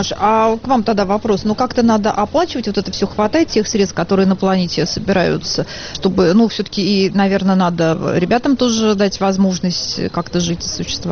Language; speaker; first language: Russian; native; Russian